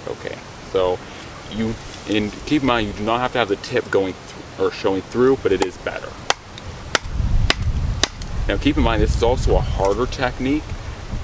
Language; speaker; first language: English; native; English